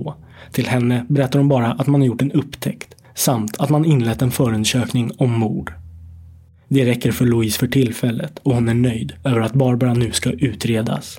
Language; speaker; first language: Swedish; native; Swedish